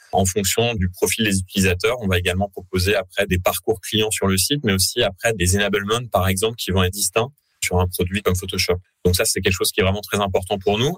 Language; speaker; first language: French; native; French